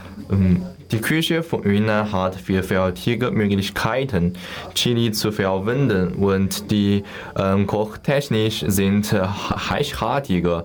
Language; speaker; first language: German; non-native, learner; Chinese